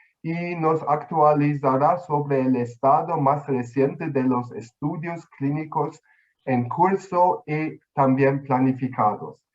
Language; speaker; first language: Spanish; non-native, fluent; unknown